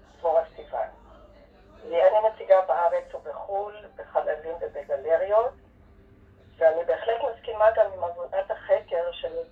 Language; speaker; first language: Hebrew; early bilingual, other home language; Arabic